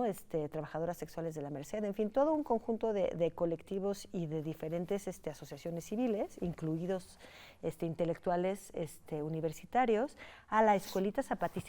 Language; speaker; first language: Spanish; native; Spanish